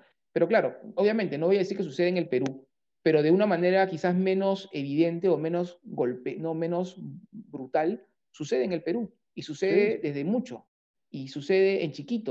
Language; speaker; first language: Spanish; native; Spanish